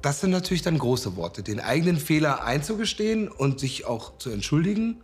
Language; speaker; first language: German; native; German